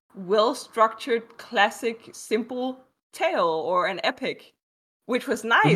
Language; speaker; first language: English; non-native, fluent; Danish